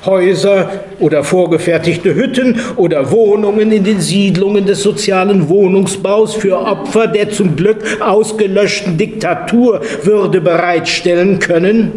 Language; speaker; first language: German; native; German